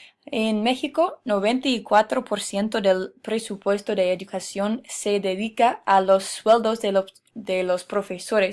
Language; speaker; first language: Spanish; non-native, fluent; English